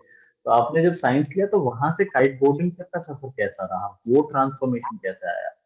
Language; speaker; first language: Hindi; native; Hindi